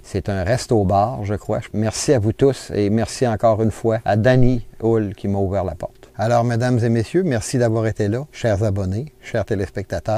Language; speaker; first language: French; native; French